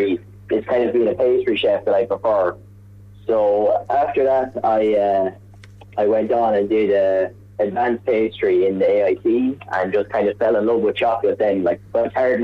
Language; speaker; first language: English; native; English